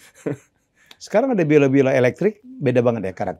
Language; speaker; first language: Indonesian; native; Indonesian